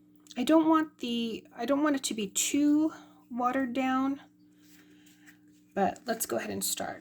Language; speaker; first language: English; native; English